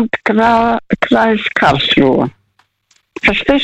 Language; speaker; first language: German; early bilingual, heritage; Russian